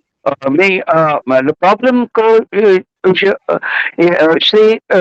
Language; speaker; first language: French; non-native, learner; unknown